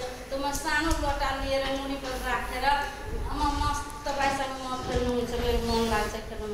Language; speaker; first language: Nepali; non-native, local second language; Maithili